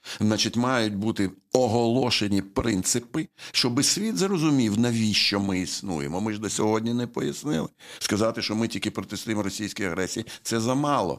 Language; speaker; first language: Ukrainian; native; Ukrainian